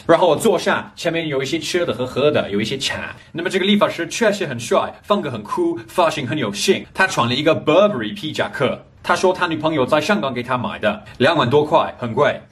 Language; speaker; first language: Chinese; non-native, fluent; English